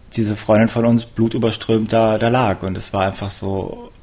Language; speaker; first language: German; native; German